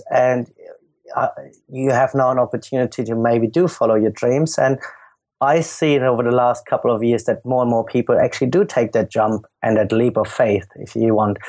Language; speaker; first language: English; non-native, fluent; German